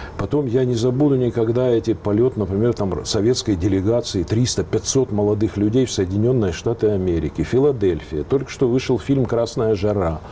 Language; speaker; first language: Russian; native; Russian